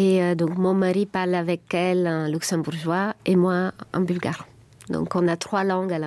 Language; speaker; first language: French; non-native, fluent; Bulgarian